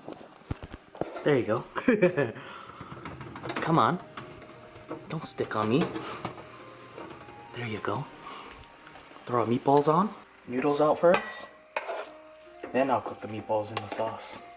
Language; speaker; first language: English; native; English